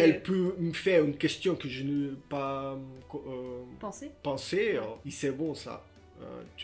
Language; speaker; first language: French; non-native, learner; Portuguese